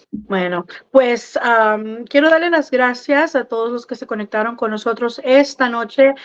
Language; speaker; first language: Spanish; early bilingual, heritage; Spanish